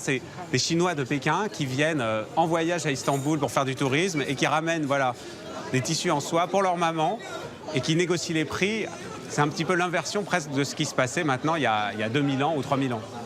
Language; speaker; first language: French; native; French